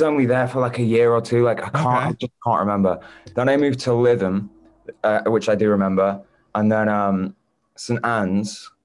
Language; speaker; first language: English; native; English